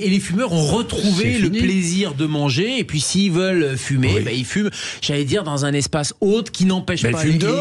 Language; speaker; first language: French; native; French